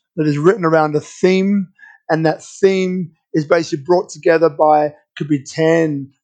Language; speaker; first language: English; native; English